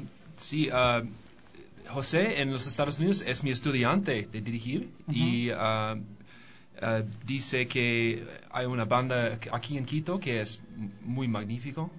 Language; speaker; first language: Spanish; non-native, learner; English